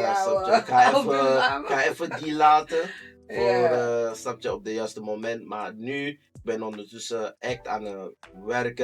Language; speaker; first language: Dutch; non-native, fluent; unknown